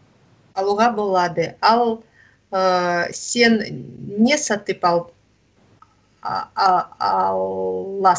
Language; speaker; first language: Kazakh; non-native, learner; Russian